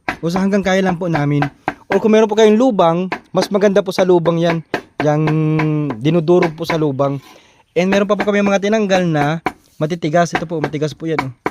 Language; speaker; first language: Filipino; non-native, local second language; Bikol